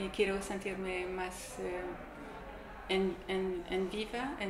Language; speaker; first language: Spanish; non-native, learner; French